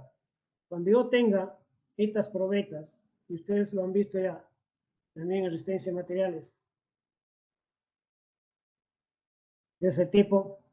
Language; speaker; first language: Spanish; native; Spanish